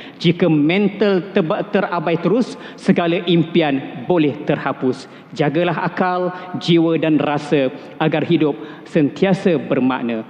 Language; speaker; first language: Malay; native; Malay